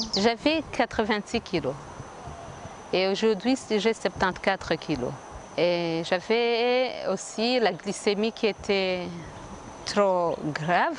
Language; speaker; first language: French; non-native, local second language; Kinyarwanda